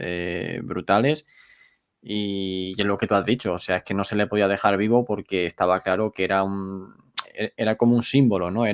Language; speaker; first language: Spanish; native; Spanish